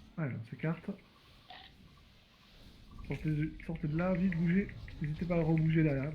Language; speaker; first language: French; native; French